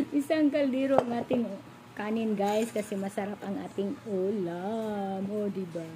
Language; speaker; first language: Filipino; non-native, local second language; Cebuano